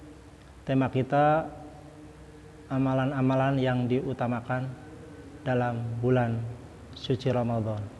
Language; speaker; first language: Indonesian; native; Indonesian